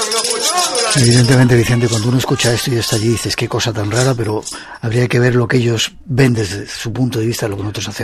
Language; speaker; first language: Spanish; native; Spanish